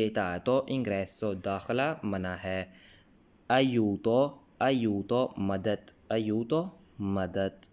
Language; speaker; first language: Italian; non-native, learner; Urdu